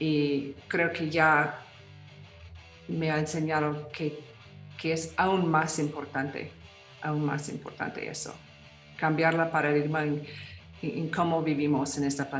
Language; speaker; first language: Spanish; non-native, fluent; English